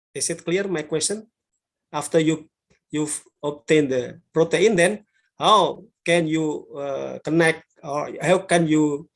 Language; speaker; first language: English; non-native, learner; Indonesian